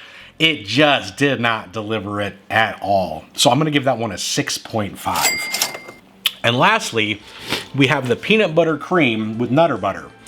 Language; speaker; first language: English; native; English